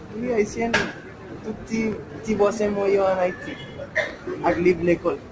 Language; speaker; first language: Haitian Creole; non-native, learner; Spanish